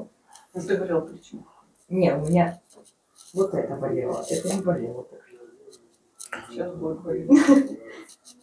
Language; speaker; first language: Russian; native; Russian